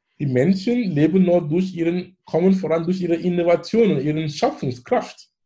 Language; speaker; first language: German; non-native, fluent; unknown